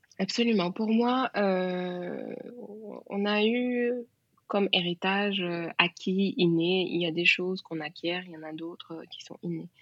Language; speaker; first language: French; non-native, local second language; Wolof